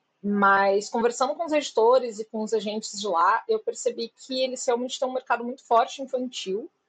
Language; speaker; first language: Portuguese; native; Portuguese